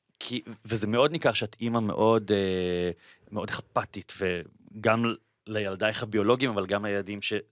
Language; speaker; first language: Hebrew; native; Hebrew